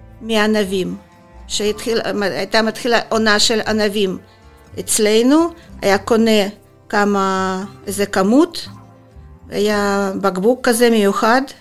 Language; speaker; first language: Hebrew; non-native, fluent; Russian